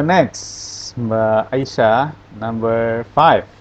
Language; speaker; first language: Indonesian; native; Indonesian